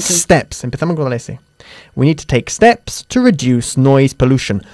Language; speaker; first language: English; native; English